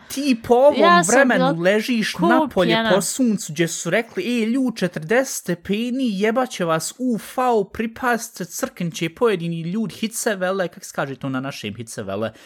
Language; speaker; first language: Bosnian; early bilingual, heritage; Bosnian